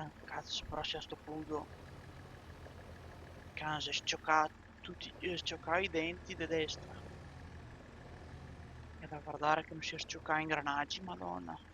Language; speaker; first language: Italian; native; Italian